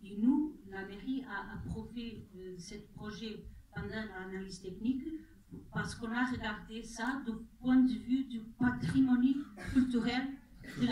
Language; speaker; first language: French; non-native, fluent; Portuguese